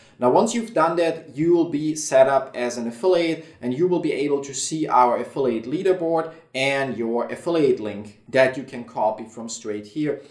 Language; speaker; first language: English; non-native, fluent; German